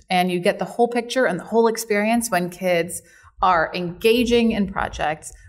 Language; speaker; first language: English; native; English